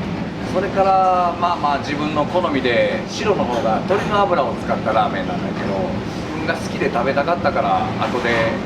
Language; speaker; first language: Japanese; native; Japanese